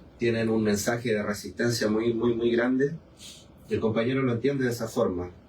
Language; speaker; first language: Spanish; native; Spanish